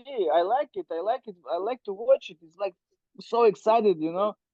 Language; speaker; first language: English; non-native, learner; Russian